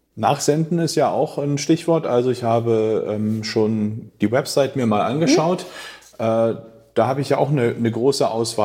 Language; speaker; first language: German; native; German